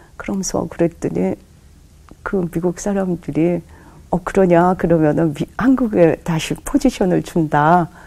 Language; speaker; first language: Korean; native; Korean